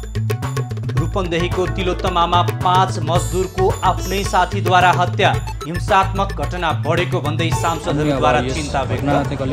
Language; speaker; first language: Nepali; native; Nepali